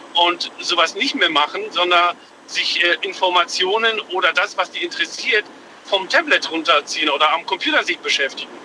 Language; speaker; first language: German; native; German